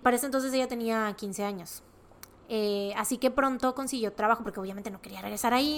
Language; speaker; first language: Spanish; native; Spanish